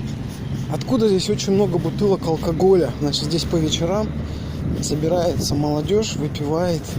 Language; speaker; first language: Russian; native; Russian